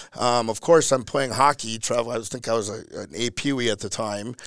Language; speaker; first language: English; native; English